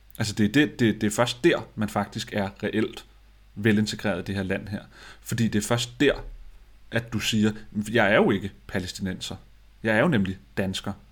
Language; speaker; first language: Danish; native; Danish